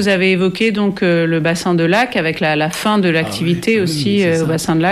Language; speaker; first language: French; native; French